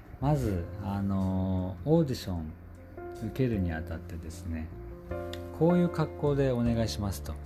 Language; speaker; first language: Japanese; native; Japanese